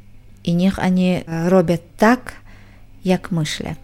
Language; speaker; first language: Polish; non-native, fluent; Chechen